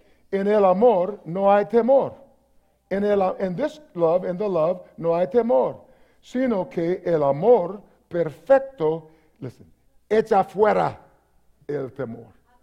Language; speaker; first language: Spanish; non-native, learner; English